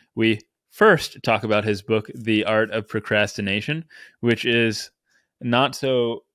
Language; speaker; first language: English; native; English